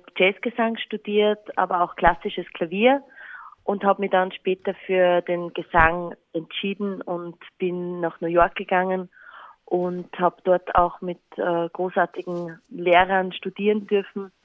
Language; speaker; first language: German; native; German